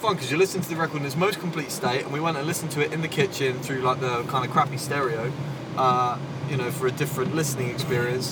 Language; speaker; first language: English; native; English